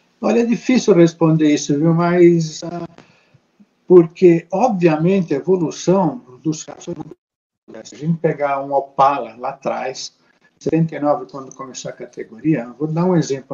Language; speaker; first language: Portuguese; native; Portuguese